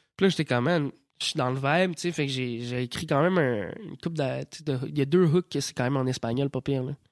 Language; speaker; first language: French; native; French